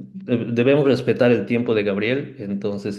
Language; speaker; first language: Spanish; native; Spanish